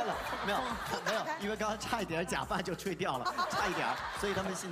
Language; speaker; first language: Chinese; native; Chinese